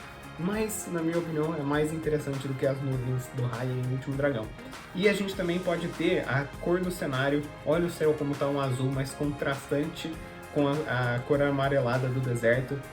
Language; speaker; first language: Portuguese; native; Portuguese